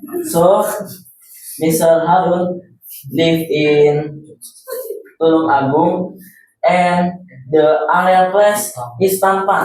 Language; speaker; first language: English; non-native, learner; Indonesian